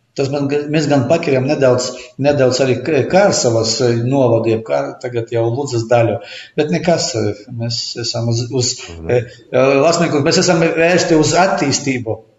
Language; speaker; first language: Latvian; non-native, local second language; Russian